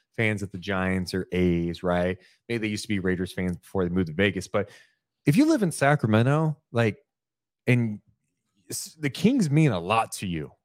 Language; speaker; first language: English; native; English